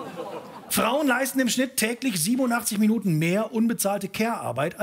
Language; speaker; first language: German; native; German